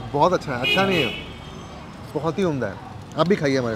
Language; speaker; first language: Hindi; native; Hindi